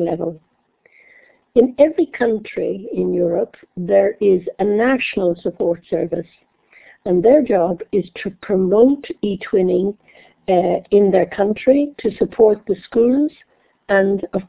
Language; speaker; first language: English; native; English